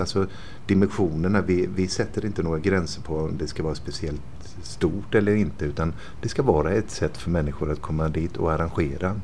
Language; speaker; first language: Swedish; native; Swedish